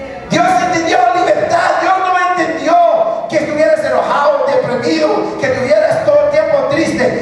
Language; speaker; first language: Spanish; early bilingual, heritage; Spanish